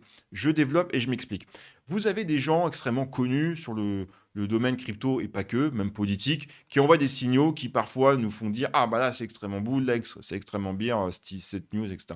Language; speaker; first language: French; native; French